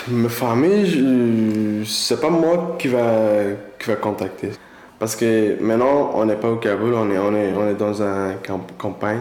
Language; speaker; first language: French; non-native, learner; Persian